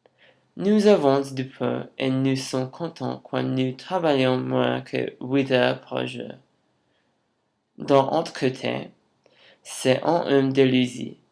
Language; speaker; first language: French; non-native, learner; English